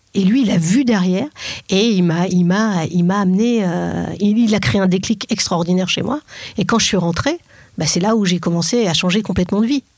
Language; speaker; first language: French; native; French